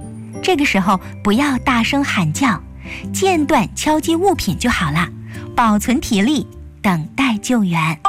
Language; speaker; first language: Chinese; native; Chinese